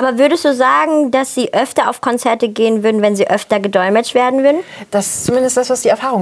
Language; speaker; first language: German; native; German